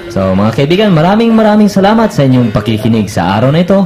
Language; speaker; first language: Filipino; native; Filipino